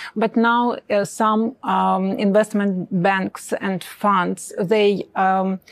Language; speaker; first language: English; non-native, fluent; Ukrainian